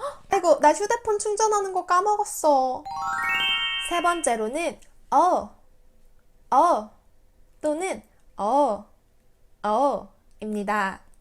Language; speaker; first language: Korean; native; Korean